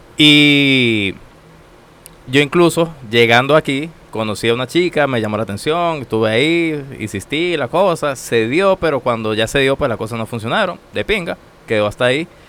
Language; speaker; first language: Spanish; native; Spanish